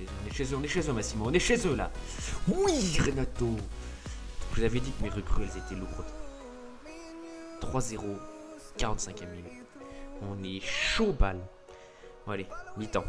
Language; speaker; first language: French; native; French